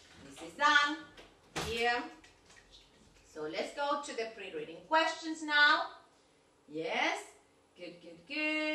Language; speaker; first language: English; non-native, fluent; Spanish